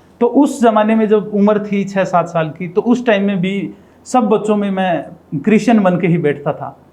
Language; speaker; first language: Hindi; non-native, local second language; Rajasthani